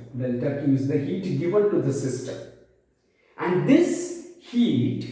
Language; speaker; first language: English; non-native, local second language; Malayalam